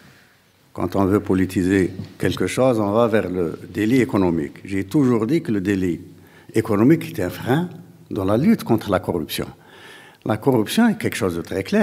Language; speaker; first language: French; non-native, local second language; Arabic